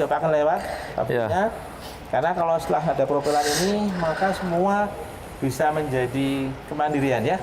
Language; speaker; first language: Indonesian; native; Indonesian